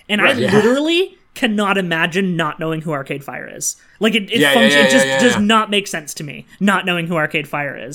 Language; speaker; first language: English; native; English